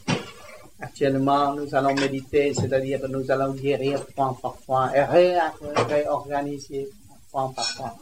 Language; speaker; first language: French; non-native, learner; Vietnamese